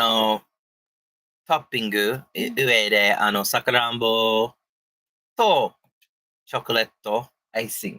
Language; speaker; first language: Japanese; non-native, learner; English